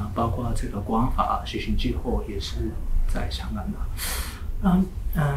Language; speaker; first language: Chinese; non-native, learner; Japanese